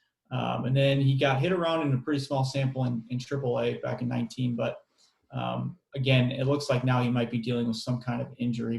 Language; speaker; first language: English; native; English